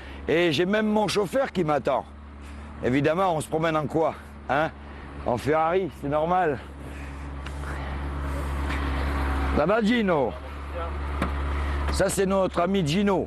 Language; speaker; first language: French; native; French